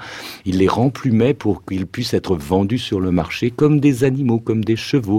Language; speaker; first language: French; native; French